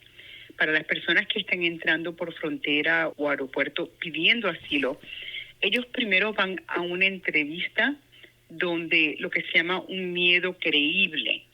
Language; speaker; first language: Spanish; non-native, local second language; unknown